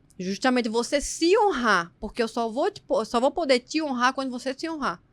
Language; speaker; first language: Portuguese; native; Portuguese